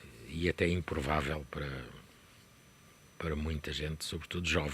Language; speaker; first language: Portuguese; native; Portuguese